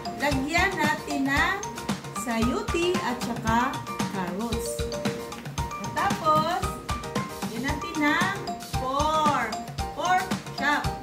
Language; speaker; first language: Filipino; non-native, local second language; Cebuano